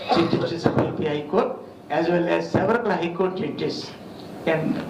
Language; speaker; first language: English; non-native, local second language; Telugu